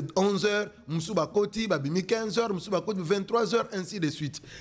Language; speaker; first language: French; non-native, local second language; Lingala